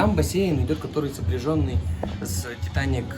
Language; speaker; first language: Russian; native; Russian